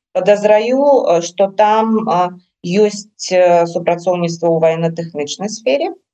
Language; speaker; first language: Belarusian; non-native, local second language; Russian